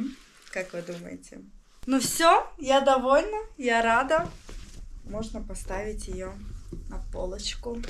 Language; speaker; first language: Russian; native; Russian